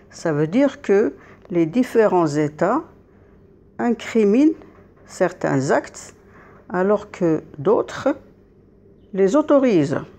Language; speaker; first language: French; non-native, local second language; Arabic